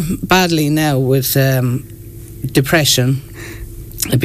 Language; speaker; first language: English; native; English